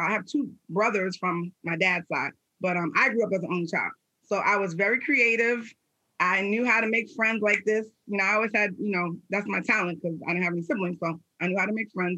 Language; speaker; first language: English; native; English